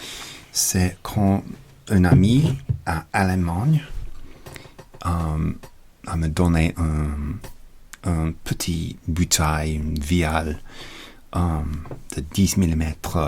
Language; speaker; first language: French; non-native, learner; English